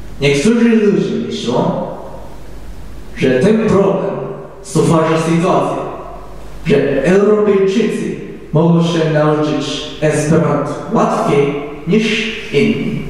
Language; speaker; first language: Polish; non-native, learner; Japanese